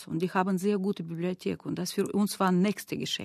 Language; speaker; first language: German; non-native, learner; Russian